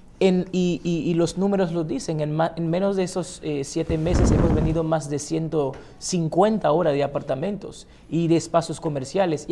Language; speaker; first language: Spanish; non-native, fluent; Haitian Creole